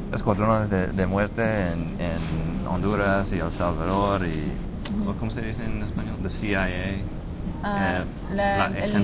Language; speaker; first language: Spanish; non-native, fluent; English